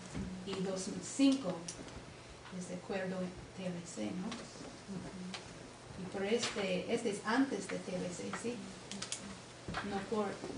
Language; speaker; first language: Spanish; non-native, learner; English